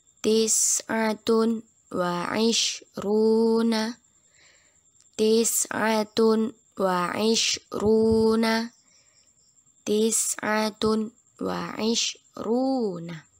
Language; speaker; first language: Arabic; non-native, fluent; Indonesian